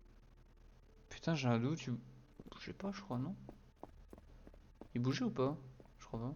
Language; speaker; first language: French; native; French